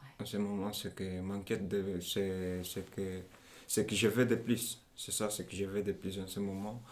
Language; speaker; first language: French; non-native, fluent; Portuguese